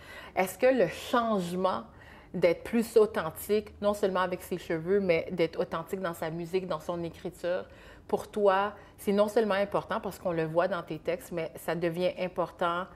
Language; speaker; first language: French; native; French